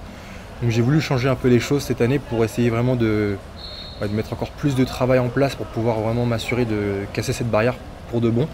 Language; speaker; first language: French; native; French